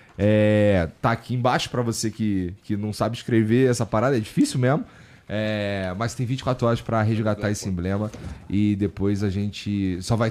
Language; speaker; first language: Portuguese; native; Portuguese